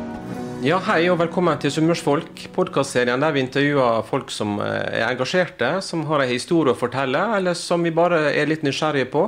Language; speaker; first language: Norwegian; native; Norwegian